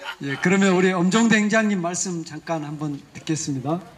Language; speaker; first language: Korean; native; Korean